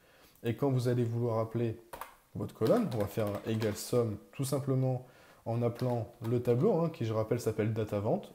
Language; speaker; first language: French; native; French